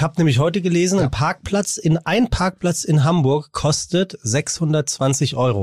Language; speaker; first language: German; native; German